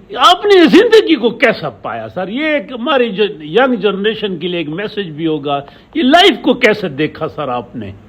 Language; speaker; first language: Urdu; non-native, local second language; Pashto